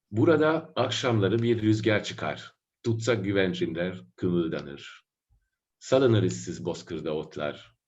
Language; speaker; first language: Turkish; non-native, fluent; Hungarian